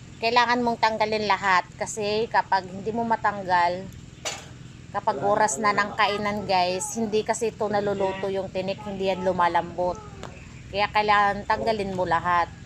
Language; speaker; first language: Filipino; non-native, local second language; Iloko